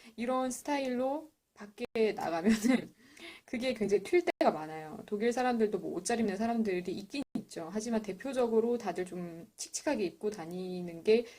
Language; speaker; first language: Korean; native; Korean